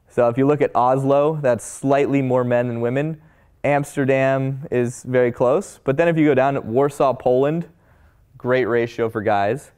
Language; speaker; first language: English; native; English